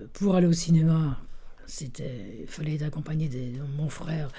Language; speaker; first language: French; early bilingual, other home language; Italian